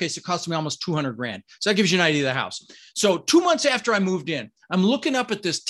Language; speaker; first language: English; early bilingual, other home language; Dutch